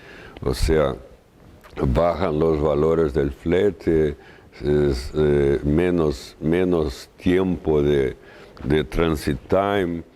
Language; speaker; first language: Spanish; non-native, fluent; Portuguese